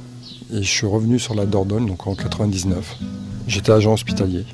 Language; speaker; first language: French; native; French